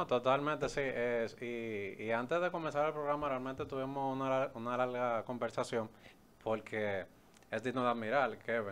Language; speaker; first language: Spanish; native; Spanish